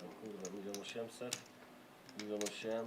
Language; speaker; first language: Polish; native; Polish